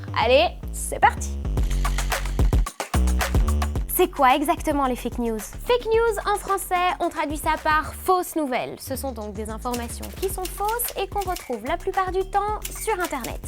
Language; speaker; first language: French; native; French